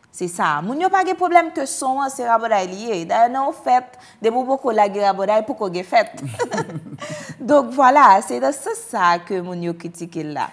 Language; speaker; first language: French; non-native, local second language; Haitian Creole